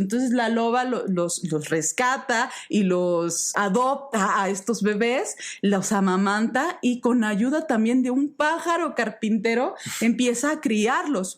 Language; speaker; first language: Spanish; native; Spanish